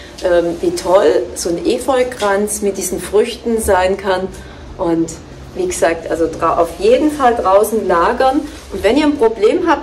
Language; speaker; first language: German; native; German